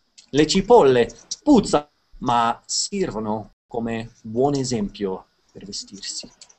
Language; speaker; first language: Italian; non-native, fluent; English